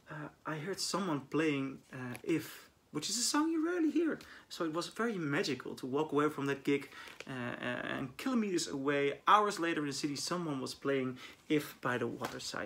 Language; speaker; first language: English; non-native, fluent; Dutch